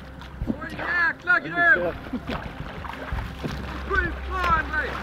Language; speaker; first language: Swedish; native; Swedish